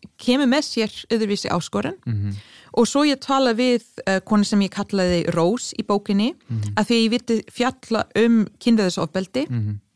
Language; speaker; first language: Icelandic; non-native, fluent; English